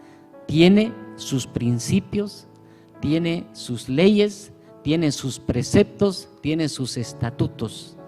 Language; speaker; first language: Spanish; native; Spanish